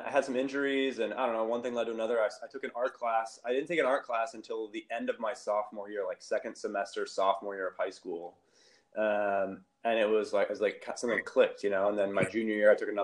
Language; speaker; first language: English; native; English